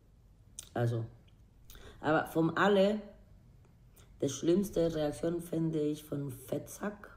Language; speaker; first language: German; non-native, learner; Spanish